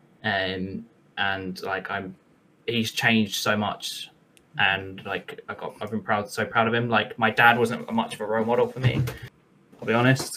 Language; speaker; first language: English; native; English